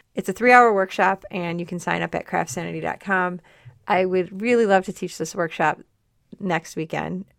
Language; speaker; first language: English; native; English